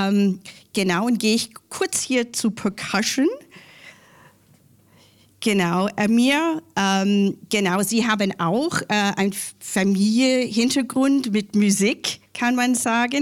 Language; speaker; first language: German; non-native, fluent; English